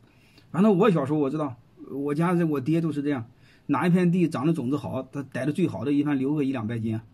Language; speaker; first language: Chinese; native; Chinese